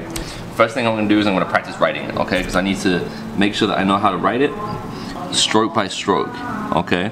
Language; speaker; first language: English; native; English